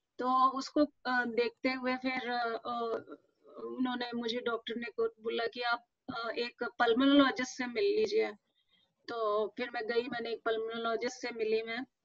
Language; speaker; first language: Hindi; native; Hindi